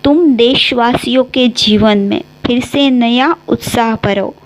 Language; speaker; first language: Hindi; non-native, local second language; Gujarati